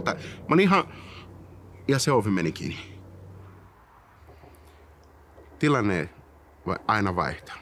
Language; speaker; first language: Finnish; early bilingual, heritage; Finnish